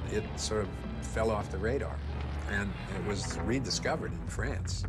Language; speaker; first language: English; native; English